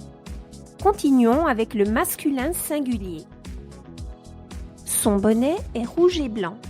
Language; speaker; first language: French; non-native, fluent; Spanish